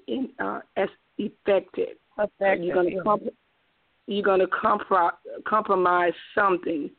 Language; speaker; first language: English; native; English